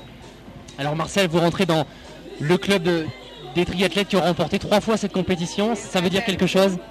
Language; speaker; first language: French; native; French